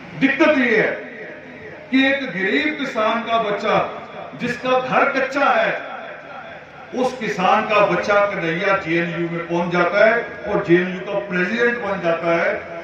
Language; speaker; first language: Hindi; non-native, local second language; Punjabi